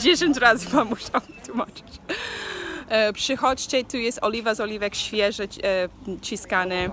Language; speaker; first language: Polish; non-native, fluent; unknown